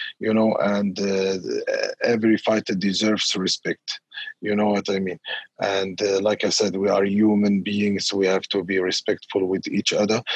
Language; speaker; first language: English; non-native, fluent; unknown